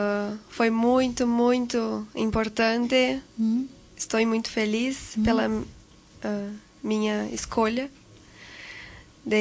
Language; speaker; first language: Spanish; non-native, learner; Portuguese